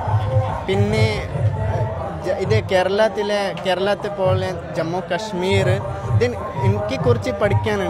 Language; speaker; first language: Malayalam; non-native, local second language; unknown